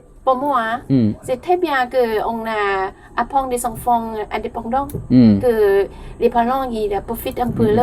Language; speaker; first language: French; non-native, learner; Thai